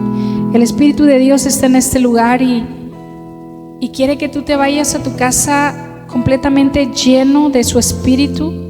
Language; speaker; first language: Spanish; native; Spanish